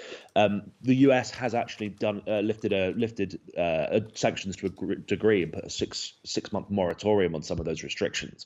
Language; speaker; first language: English; native; English